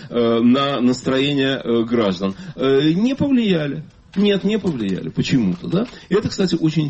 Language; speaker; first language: Russian; native; Russian